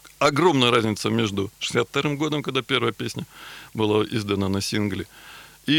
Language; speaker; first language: Russian; native; Russian